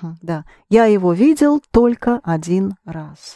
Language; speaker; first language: Russian; non-native, fluent; English